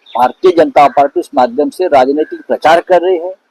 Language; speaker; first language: Hindi; non-native, local second language; Marathi